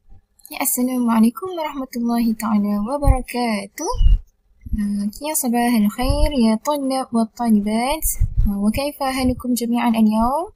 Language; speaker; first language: Arabic; non-native, learner; Malay